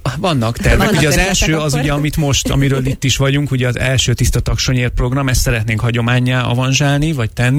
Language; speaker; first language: Hungarian; native; Hungarian